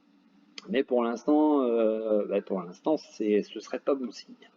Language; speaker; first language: French; native; French